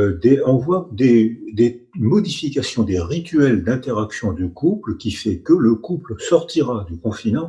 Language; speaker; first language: French; native; French